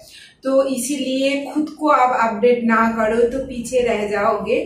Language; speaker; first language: Hindi; non-native, local second language; Bangla